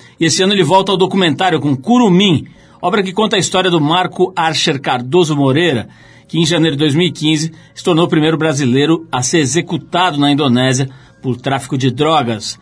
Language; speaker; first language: Portuguese; native; Portuguese